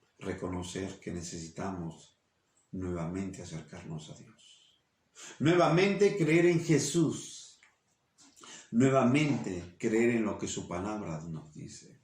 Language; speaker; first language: Spanish; native; Spanish